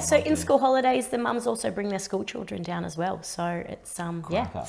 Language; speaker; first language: English; native; English